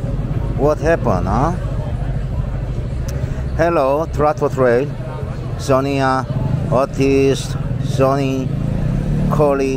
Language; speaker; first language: English; non-native, learner; Korean